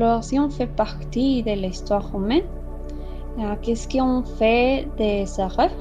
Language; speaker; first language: French; non-native, fluent; Spanish